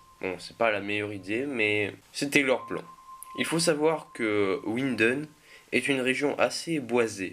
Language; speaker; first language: French; native; French